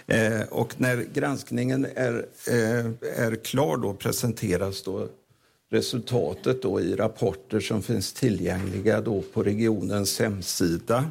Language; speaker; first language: Swedish; native; Swedish